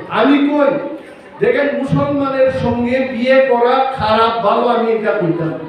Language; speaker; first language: Bangla; non-native, local second language; Kok Borok